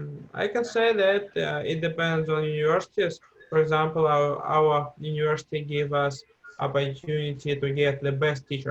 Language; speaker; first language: English; non-native, fluent; Russian